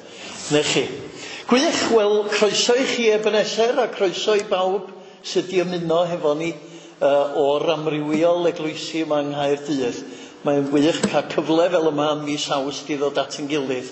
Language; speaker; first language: Welsh; native; Welsh